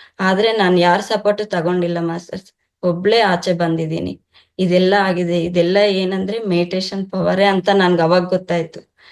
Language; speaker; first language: Kannada; non-native, local second language; Telugu